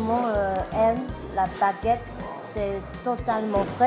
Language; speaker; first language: French; non-native, learner; Chinese